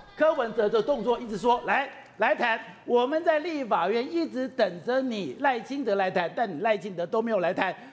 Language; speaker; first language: Chinese; native; Chinese